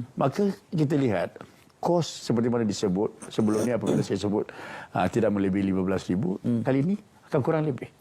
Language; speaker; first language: Malay; non-native, local second language; Tamil